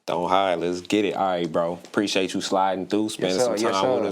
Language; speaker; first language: English; native; English